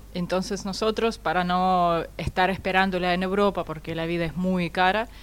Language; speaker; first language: Spanish; non-native, fluent; Russian